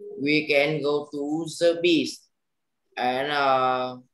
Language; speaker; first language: English; non-native, learner; Vietnamese